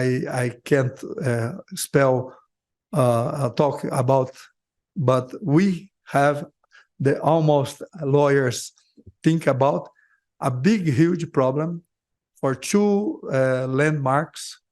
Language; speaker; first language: English; non-native, learner; Portuguese